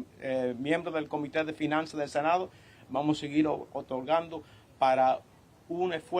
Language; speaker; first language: Spanish; early bilingual, other home language; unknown